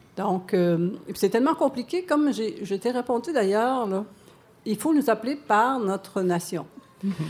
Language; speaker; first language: French; non-native, local second language; Cree